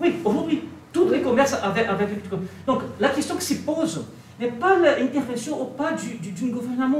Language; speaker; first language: French; non-native, learner; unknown